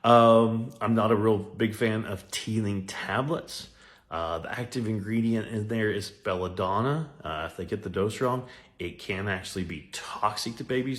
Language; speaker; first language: English; native; English